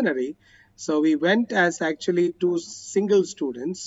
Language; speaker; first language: English; non-native, local second language; Malayalam